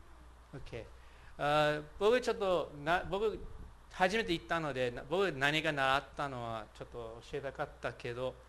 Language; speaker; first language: Japanese; non-native, fluent; English